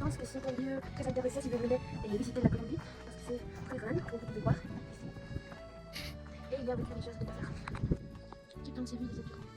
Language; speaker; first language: French; non-native, learner; Spanish